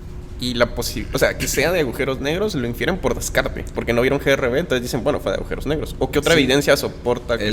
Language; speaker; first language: Spanish; native; Spanish